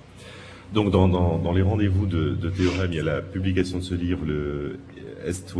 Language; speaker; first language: French; native; French